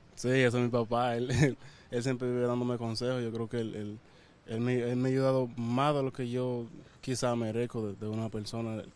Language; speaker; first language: Spanish; native; Spanish